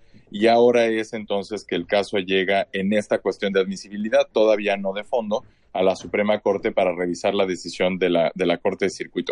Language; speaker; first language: Spanish; native; Spanish